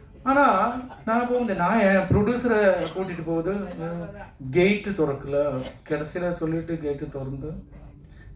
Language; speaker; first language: Tamil; non-native, learner; Malayalam